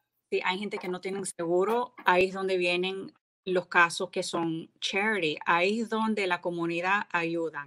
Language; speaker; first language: Spanish; early bilingual, heritage; English